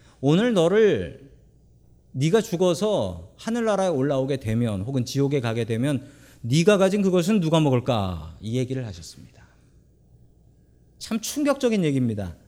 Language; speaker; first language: Korean; native; Korean